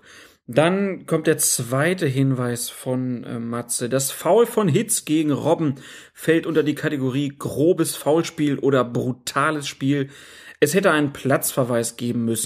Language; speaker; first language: German; native; German